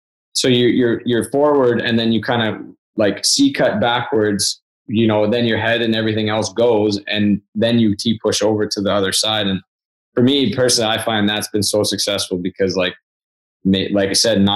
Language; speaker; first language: English; native; English